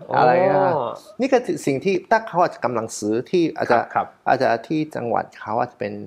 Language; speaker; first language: Thai; non-native, fluent; Chinese